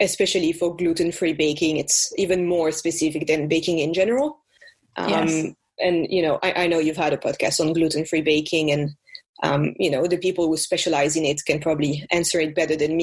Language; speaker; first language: English; non-native, fluent; French